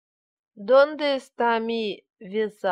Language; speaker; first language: Spanish; non-native, learner; Russian